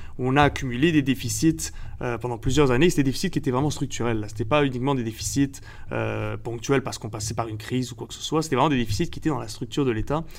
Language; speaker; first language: French; early bilingual, other home language; Spanish